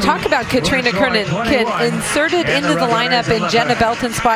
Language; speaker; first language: English; native; English